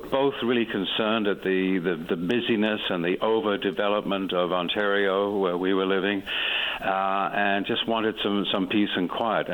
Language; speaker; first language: English; native; English